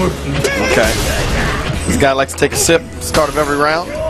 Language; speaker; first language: English; native; English